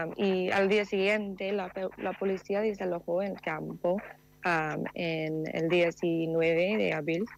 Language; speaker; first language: Spanish; non-native, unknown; English